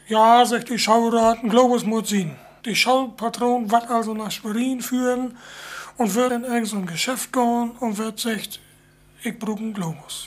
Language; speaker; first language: German; native; German